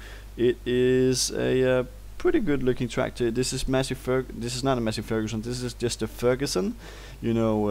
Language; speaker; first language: English; non-native, fluent; Danish